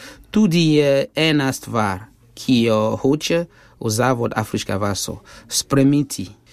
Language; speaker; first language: Slovenian; non-native, fluent; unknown